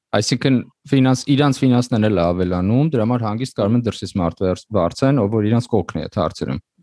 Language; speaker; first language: Armenian; native; Armenian